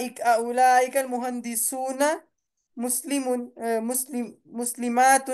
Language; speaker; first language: Arabic; non-native, learner; Urdu